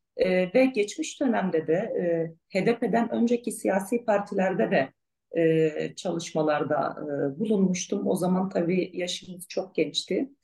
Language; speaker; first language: Turkish; non-native, local second language; Arabic